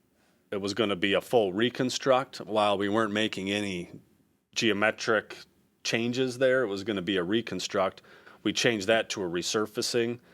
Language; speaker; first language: English; native; English